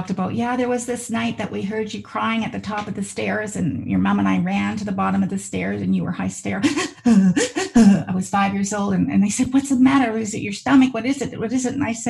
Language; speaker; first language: English; native; English